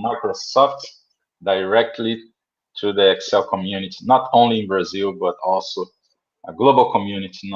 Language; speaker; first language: English; non-native, fluent; Portuguese